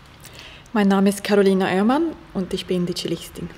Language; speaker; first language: German; non-native, fluent; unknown